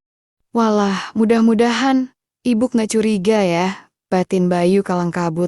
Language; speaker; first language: Indonesian; native; Indonesian